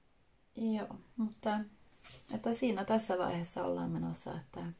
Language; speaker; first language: Finnish; early bilingual, heritage; Finnish